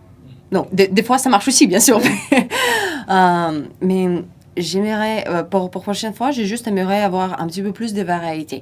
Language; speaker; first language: French; non-native, fluent; Russian